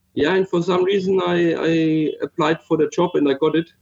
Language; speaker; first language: English; non-native, fluent; German